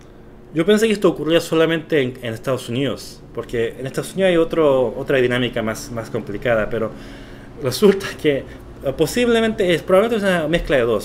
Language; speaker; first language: Spanish; non-native, fluent; Korean